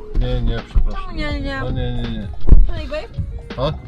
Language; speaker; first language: Polish; non-native, learner; Ukrainian